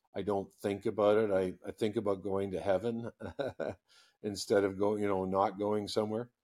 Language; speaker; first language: English; native; English